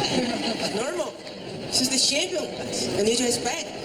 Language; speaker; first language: English; non-native, learner; Portuguese